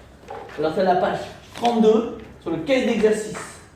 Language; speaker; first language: French; non-native, fluent; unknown